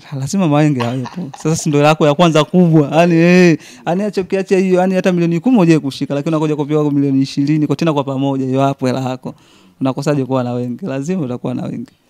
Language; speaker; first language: Swahili; native; Swahili